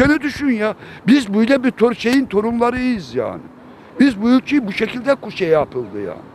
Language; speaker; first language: Turkish; native; Turkish